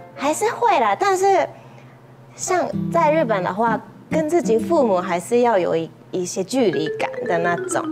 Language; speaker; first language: Chinese; non-native, fluent; Japanese